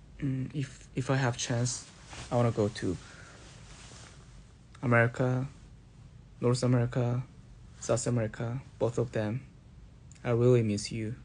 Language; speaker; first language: English; non-native, learner; Korean